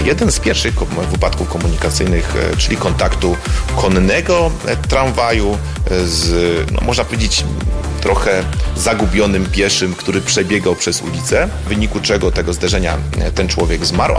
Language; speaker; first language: Polish; native; Polish